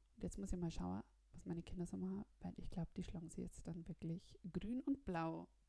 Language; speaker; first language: German; native; German